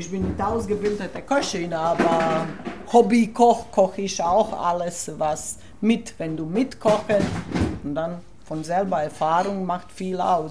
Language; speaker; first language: German; non-native, learner; Bosnian